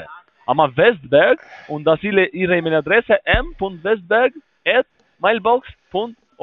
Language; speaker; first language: German; non-native, learner; Spanish